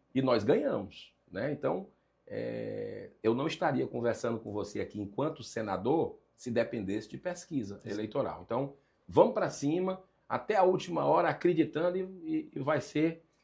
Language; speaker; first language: Portuguese; native; Portuguese